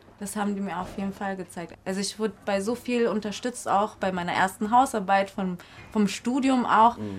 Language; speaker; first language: German; early bilingual, other home language; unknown